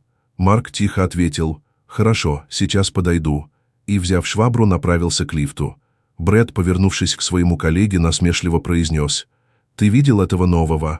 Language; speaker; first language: Russian; native; Russian